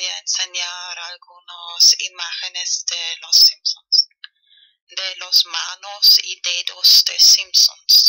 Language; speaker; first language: Spanish; non-native, fluent; German